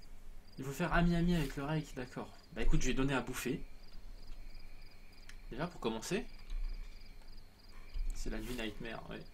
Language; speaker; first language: French; native; French